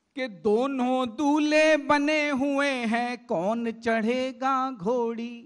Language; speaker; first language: Hindi; native; Hindi